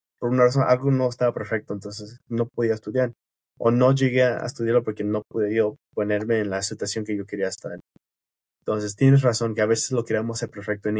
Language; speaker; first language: Spanish; non-native, fluent; English